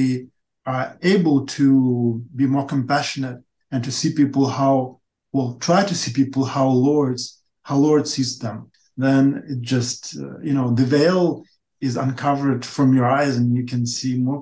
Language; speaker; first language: English; non-native, fluent; Ukrainian